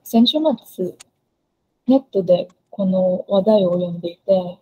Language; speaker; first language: Japanese; non-native, learner; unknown